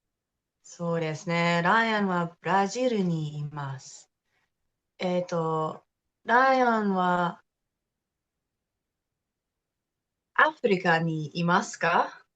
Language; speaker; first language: Japanese; non-native, fluent; English